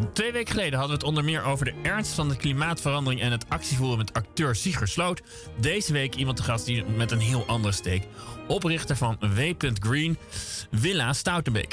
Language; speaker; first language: Dutch; native; Dutch